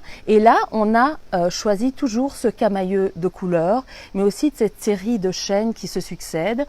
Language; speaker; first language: French; native; French